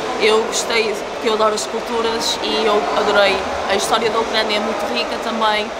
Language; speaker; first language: Portuguese; early bilingual, other home language; Ukrainian